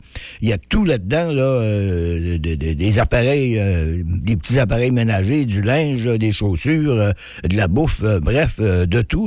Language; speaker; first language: French; native; French